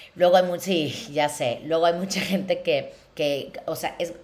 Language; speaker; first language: Spanish; native; Spanish